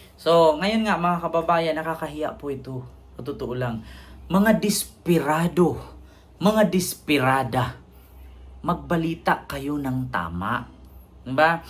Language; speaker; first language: Filipino; non-native, local second language; Cebuano